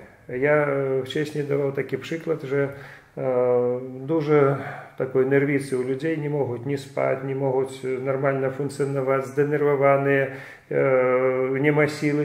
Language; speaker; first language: Polish; non-native, fluent; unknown